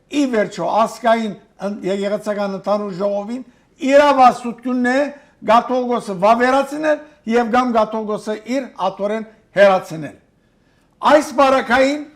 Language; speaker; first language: Armenian; early bilingual, heritage; Armenian